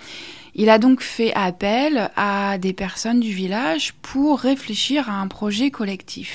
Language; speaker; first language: French; native; French